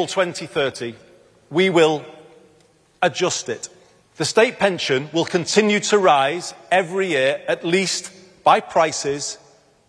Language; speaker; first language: English; native; English